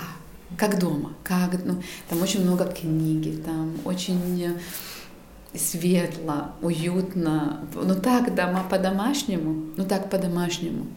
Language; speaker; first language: Russian; non-native, local second language; Latvian